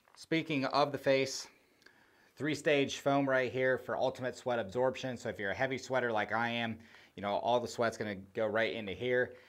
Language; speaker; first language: English; native; English